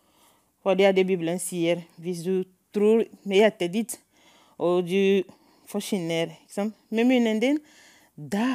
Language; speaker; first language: Norwegian; non-native, fluent; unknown